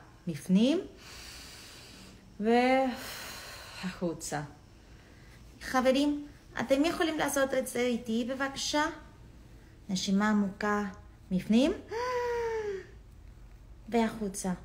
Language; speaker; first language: Hebrew; non-native, fluent; English